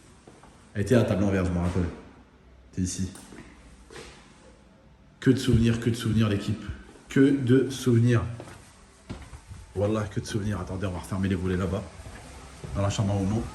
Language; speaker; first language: French; native; French